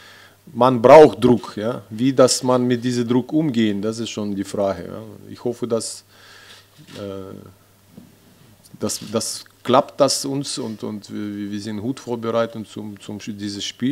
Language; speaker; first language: German; non-native, fluent; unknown